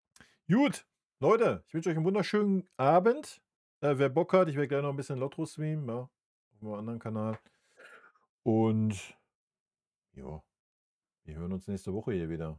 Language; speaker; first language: German; native; German